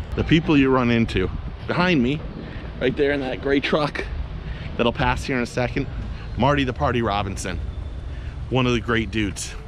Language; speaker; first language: English; native; English